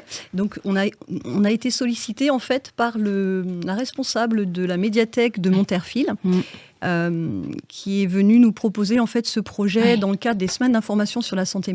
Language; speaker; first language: French; native; French